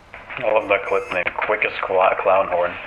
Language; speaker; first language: English; native; English